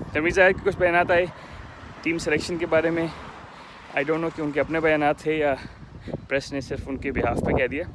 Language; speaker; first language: Urdu; native; Urdu